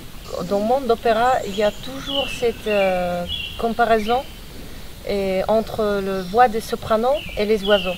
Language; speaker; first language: French; non-native, fluent; Polish